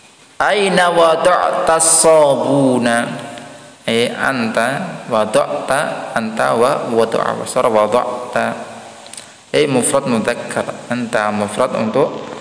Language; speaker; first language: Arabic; non-native, fluent; Indonesian